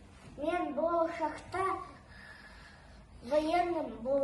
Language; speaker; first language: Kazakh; non-native, learner; Russian